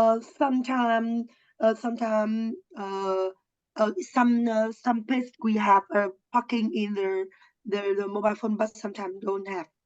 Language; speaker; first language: English; non-native, learner; Vietnamese